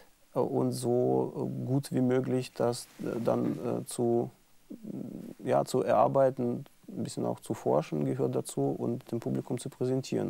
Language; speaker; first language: German; non-native, fluent; Russian